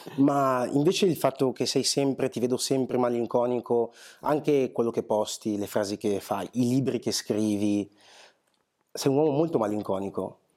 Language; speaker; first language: Italian; early bilingual, other home language; Portuguese